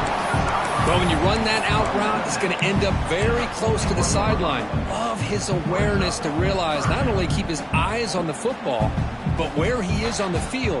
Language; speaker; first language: English; native; English